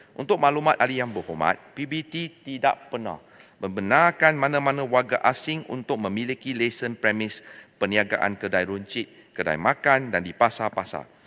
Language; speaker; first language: Malay; non-native, local second language; Chinese